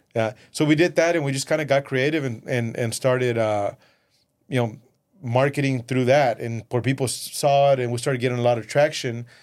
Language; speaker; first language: English; early bilingual, other home language; Spanish